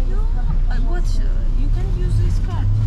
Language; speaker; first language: English; non-native, learner; Russian